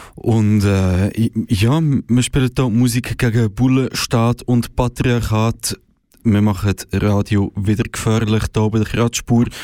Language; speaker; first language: German; native; German